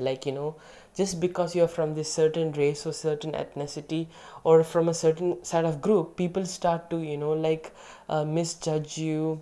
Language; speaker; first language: English; non-native, local second language; Tamil